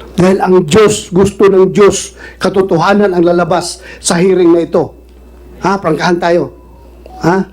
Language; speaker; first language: Filipino; non-native, local second language; Cebuano